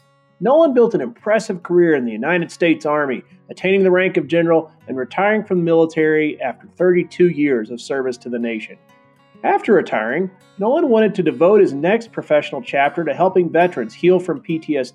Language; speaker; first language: English; native; English